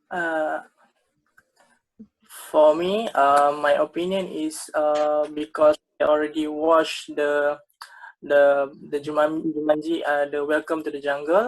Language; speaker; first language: English; non-native, local second language; Malay